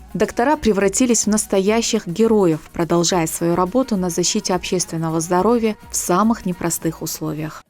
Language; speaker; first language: Russian; native; Russian